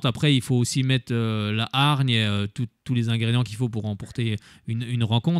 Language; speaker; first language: French; native; French